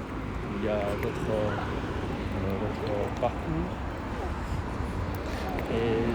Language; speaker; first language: French; non-native, learner; Japanese